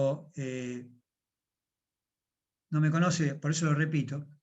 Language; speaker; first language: Spanish; native; Spanish